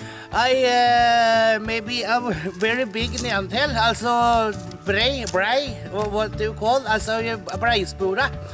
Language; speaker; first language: English; non-native, learner; Norwegian